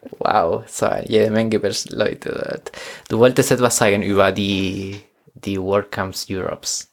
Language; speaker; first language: German; non-native, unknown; Spanish